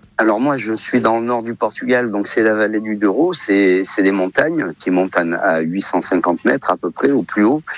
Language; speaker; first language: French; early bilingual, other home language; Portuguese